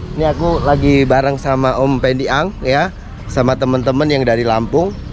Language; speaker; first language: Indonesian; native; Indonesian